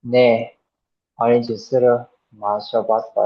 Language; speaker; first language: Korean; non-native, learner; Burmese